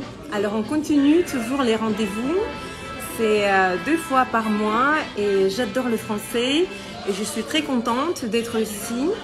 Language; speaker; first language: French; non-native, fluent; Russian